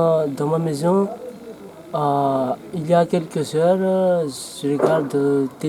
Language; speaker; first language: French; non-native, local second language; Malagasy